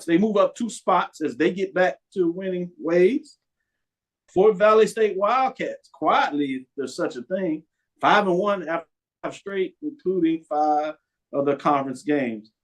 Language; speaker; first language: English; native; English